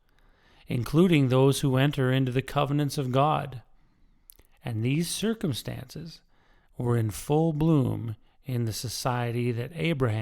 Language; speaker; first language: English; native; English